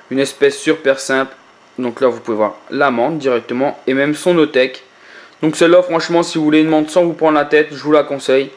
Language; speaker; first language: French; native; French